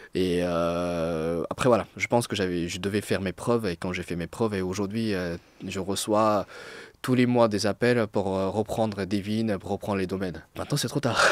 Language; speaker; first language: French; non-native, fluent; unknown